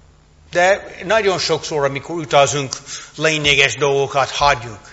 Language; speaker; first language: Hungarian; non-native, fluent; English